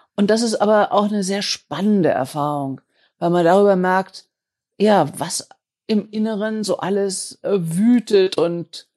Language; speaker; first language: German; native; German